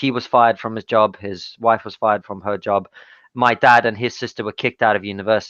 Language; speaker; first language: English; non-native, fluent; Russian